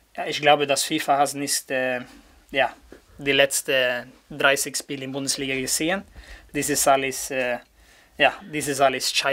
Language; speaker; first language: German; non-native, learner; Dutch